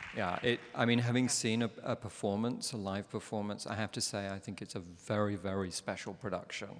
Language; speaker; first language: English; native; English